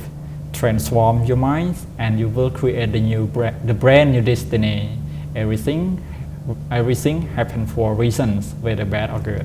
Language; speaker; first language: English; non-native, fluent; Khmer